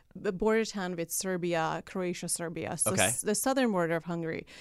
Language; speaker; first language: English; non-native, fluent; Hungarian